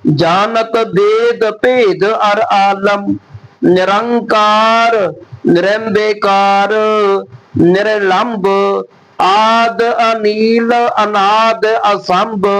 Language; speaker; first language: Hindi; non-native, local second language; Punjabi